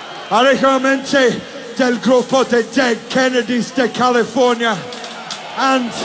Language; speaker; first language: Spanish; non-native, learner; English